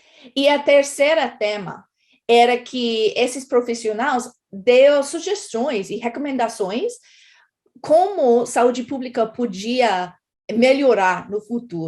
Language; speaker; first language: Portuguese; non-native, fluent; English